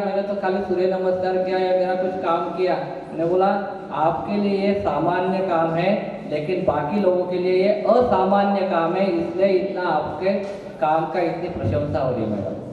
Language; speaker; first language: Hindi; non-native, local second language; Marathi